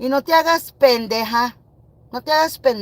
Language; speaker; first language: Spanish; early bilingual, heritage; Spanish